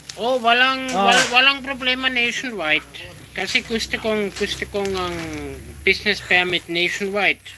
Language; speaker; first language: Filipino; non-native, learner; German